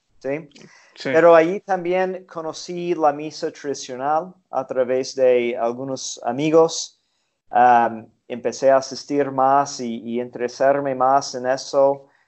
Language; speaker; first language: Spanish; non-native, fluent; English